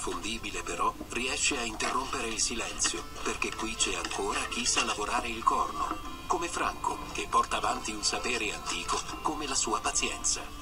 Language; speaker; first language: Italian; native; Italian